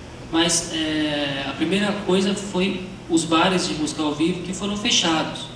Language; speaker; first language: Portuguese; native; Portuguese